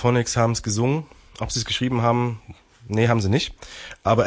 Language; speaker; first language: German; native; German